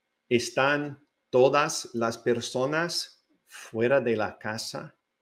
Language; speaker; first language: Spanish; non-native, fluent; English